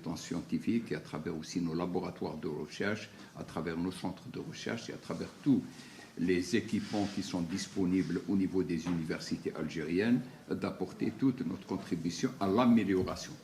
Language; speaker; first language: French; non-native, local second language; Arabic